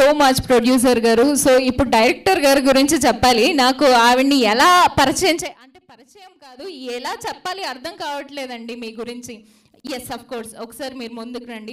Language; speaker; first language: Telugu; native; Telugu